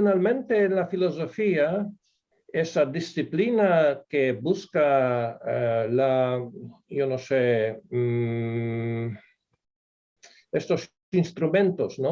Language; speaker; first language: Spanish; non-native, fluent; Polish